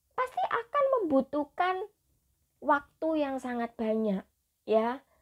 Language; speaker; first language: Indonesian; native; Indonesian